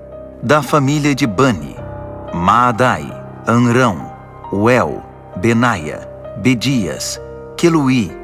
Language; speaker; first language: Portuguese; native; Portuguese